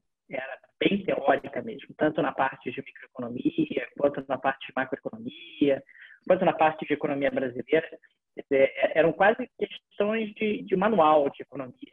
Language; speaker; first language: Portuguese; native; Portuguese